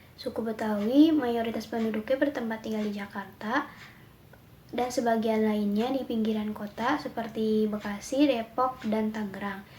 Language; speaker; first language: Indonesian; native; Indonesian